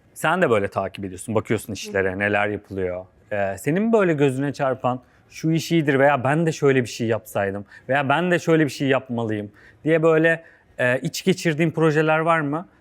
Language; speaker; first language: Turkish; native; Turkish